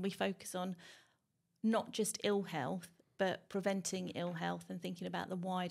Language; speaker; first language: English; native; English